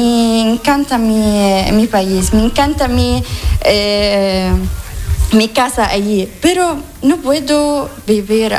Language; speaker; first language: Spanish; non-native, learner; Arabic